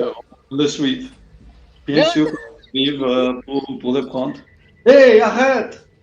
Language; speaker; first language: French; non-native, fluent; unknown